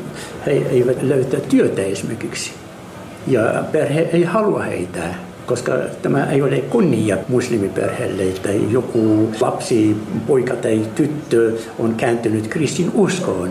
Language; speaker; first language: Finnish; non-native, learner; Arabic